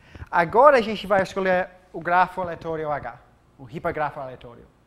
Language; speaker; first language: Portuguese; non-native, fluent; English